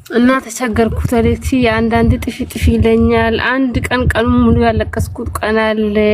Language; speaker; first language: Amharic; non-native, local second language; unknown